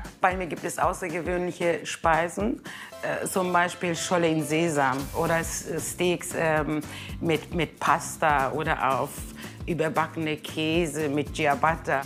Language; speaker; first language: German; non-native, fluent; Kurdish